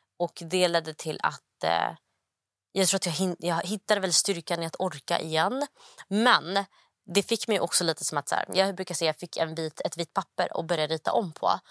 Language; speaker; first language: Swedish; early bilingual, other home language; Somali